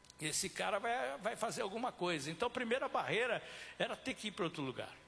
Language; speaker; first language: Portuguese; native; Portuguese